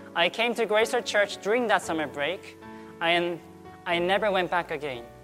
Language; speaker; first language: English; early bilingual, other home language; Korean